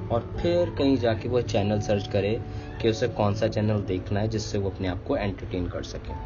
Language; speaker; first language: Hindi; native; Hindi